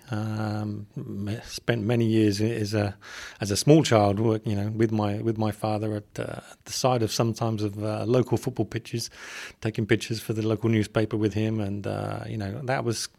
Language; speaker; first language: English; native; English